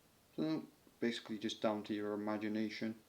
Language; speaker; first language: English; native; English